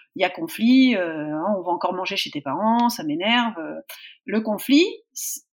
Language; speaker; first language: French; native; French